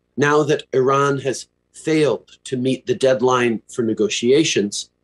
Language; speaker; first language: English; early bilingual, other home language; French